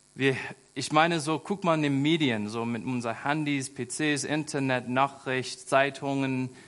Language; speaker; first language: German; non-native, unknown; English